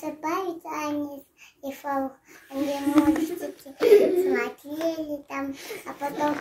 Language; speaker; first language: Russian; early bilingual, other home language; Tajik